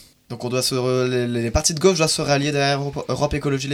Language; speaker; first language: French; native; French